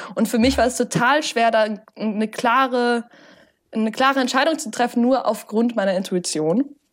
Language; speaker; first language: German; native; German